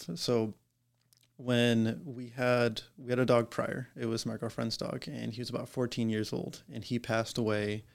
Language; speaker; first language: English; native; English